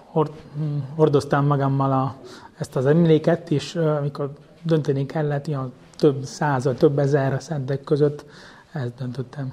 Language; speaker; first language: Hungarian; non-native, fluent; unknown